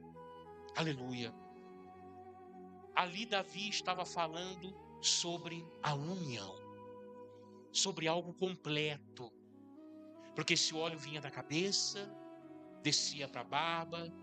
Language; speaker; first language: Portuguese; native; Portuguese